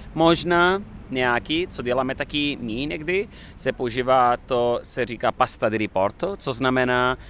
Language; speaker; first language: Czech; non-native, fluent; Italian